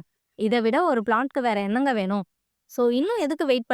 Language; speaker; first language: Tamil; native; Tamil